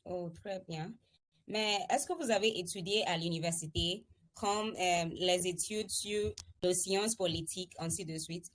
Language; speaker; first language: French; non-native, fluent; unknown